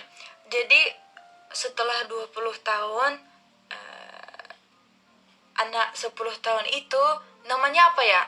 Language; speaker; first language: Indonesian; non-native, learner; Turkish